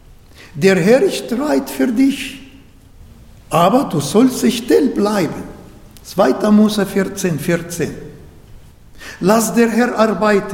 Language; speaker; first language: German; non-native, learner; Arabic